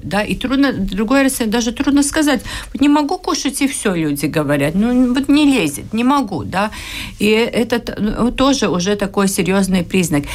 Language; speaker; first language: Russian; non-native, local second language; Latvian